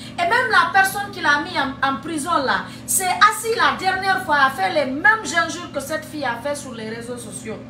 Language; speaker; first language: French; non-native, local second language; Fula